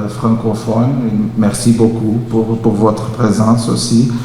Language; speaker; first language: French; non-native, fluent; Portuguese